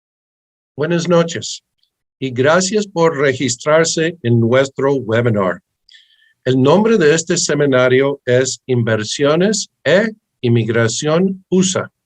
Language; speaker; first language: Spanish; early bilingual, heritage; English